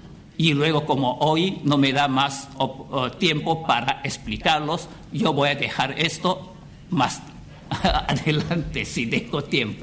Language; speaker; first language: Spanish; non-native, fluent; Chinese